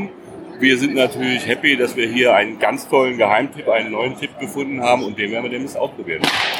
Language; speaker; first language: German; native; German